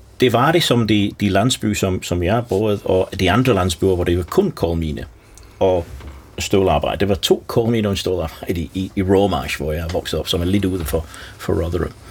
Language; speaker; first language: Danish; non-native, fluent; English